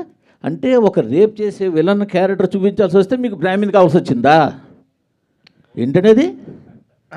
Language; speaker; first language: Telugu; native; Telugu